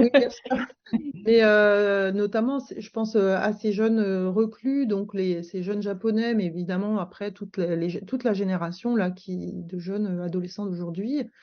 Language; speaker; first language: French; native; French